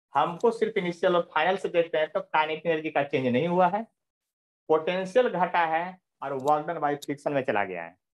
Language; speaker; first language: Hindi; native; Hindi